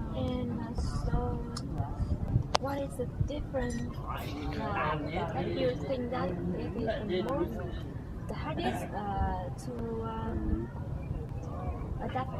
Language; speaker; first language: English; non-native, learner; Vietnamese